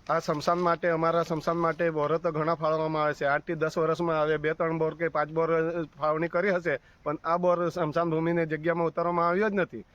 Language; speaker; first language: Gujarati; native; Gujarati